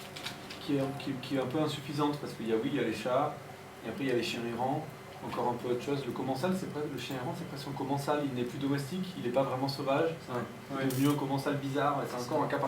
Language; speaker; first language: French; native; French